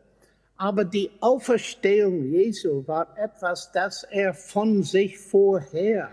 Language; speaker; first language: German; non-native, fluent; English